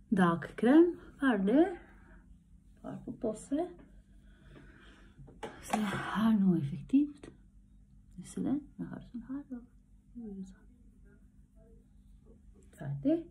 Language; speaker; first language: Norwegian; non-native, learner; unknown